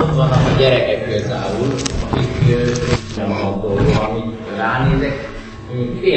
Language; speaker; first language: Hungarian; non-native, fluent; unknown